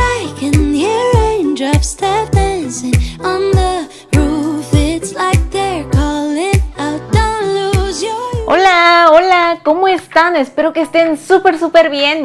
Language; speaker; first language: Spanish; early bilingual, other home language; Korean